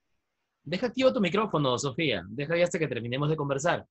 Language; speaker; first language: Spanish; native; Spanish